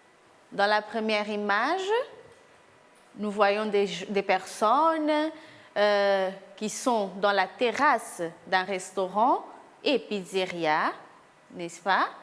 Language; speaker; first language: French; non-native, fluent; Portuguese